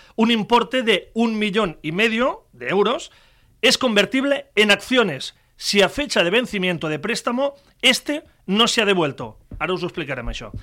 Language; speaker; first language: Spanish; non-native, local second language; Catalan